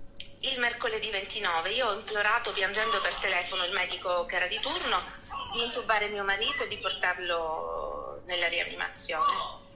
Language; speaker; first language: Italian; native; Italian